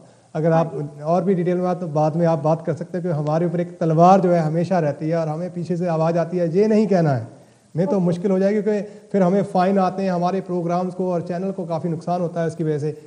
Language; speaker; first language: Hindi; native; Hindi